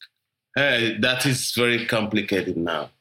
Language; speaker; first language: English; non-native, learner; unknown